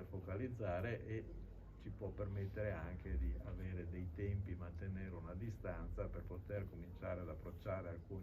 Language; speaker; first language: Italian; native; Italian